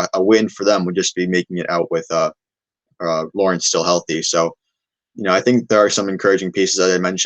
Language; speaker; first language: English; native; English